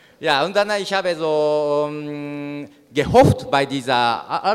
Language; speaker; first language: German; non-native, learner; Japanese